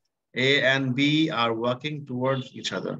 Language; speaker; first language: English; non-native, fluent; Bangla